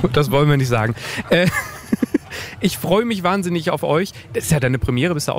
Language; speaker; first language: German; native; German